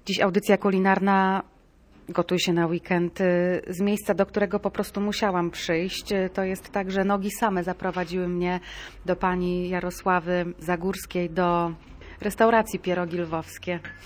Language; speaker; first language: Polish; native; Polish